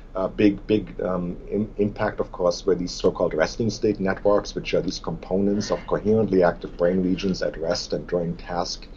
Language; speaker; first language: English; non-native, fluent; German